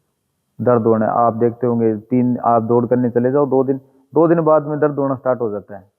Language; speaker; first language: Hindi; native; Hindi